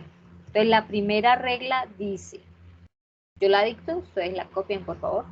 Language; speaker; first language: Spanish; native; Spanish